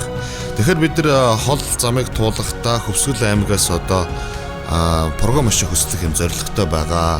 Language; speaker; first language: Mongolian; native; Mongolian